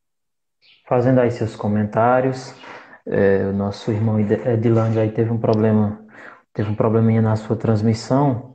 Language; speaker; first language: Portuguese; native; Portuguese